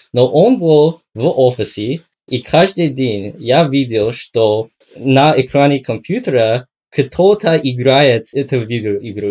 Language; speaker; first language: Russian; non-native, fluent; English